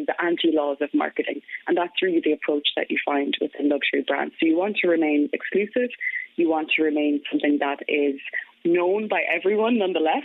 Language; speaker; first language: English; native; English